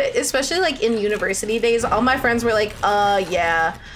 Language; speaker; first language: English; native; English